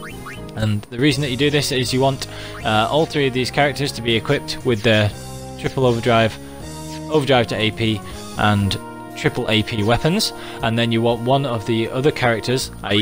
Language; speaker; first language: English; native; English